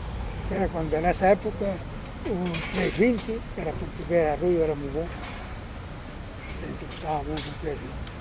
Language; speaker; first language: Portuguese; non-native, local second language; Spanish